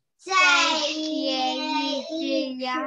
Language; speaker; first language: Chinese; early bilingual, heritage; Chinese